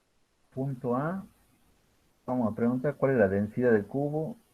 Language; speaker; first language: Spanish; native; Spanish